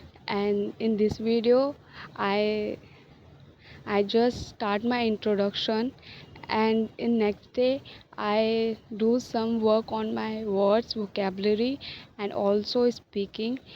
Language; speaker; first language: English; non-native, learner; Hindi